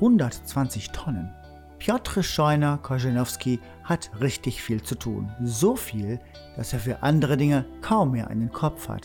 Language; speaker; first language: German; native; German